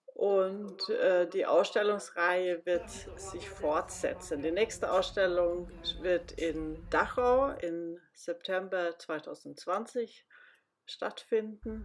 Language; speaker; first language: German; non-native, fluent; Swedish